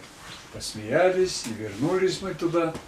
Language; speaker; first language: Russian; non-native, local second language; Tatar